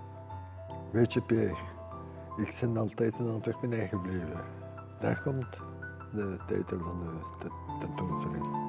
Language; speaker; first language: Dutch; non-native, local second language; French